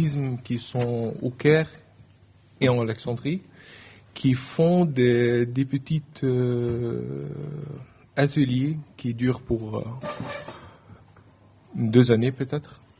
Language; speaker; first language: French; non-native, learner; Arabic